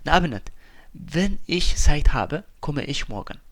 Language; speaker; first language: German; non-native, fluent; Tigrinya